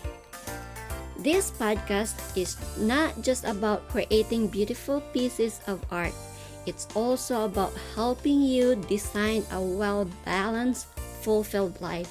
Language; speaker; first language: English; non-native, local second language; Filipino